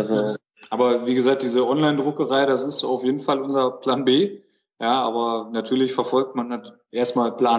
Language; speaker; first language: German; native; German